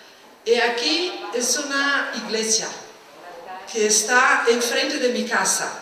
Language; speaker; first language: Spanish; non-native, fluent; Portuguese